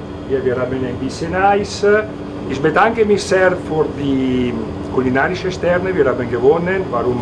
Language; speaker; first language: German; non-native, learner; Italian